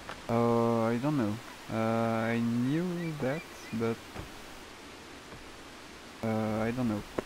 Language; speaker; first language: English; non-native, learner; French